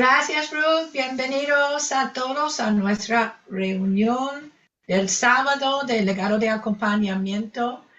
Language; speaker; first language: Spanish; non-native, fluent; English